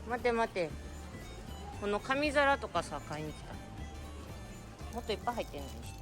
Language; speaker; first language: Japanese; native; Japanese